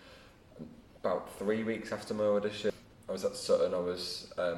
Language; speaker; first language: English; native; English